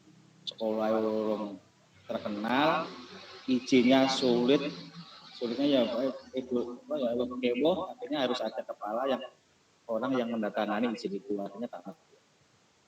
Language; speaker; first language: Indonesian; non-native, local second language; Javanese